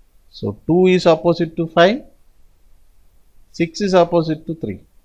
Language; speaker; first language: English; non-native, local second language; Tamil